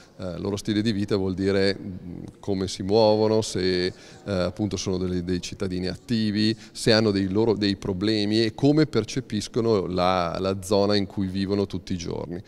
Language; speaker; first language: Italian; native; Italian